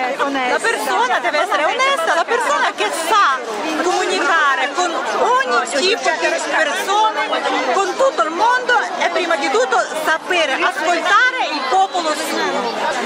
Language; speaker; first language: Italian; non-native, fluent; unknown